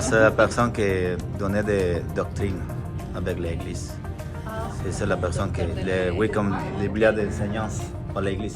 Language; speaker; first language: French; non-native, learner; Spanish